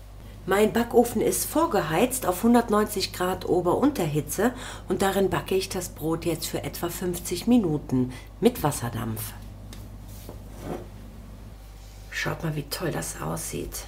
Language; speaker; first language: German; native; German